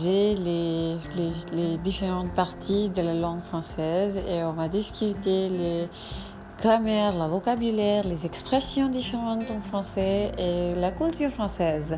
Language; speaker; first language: French; non-native, learner; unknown